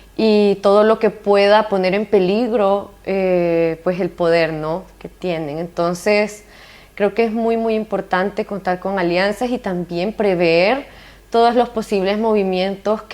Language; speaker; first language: Spanish; native; Spanish